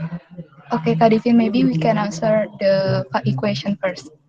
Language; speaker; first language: English; non-native, local second language; Indonesian